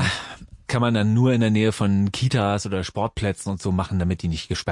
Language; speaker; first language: German; native; German